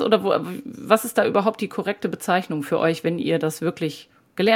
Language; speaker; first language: German; native; German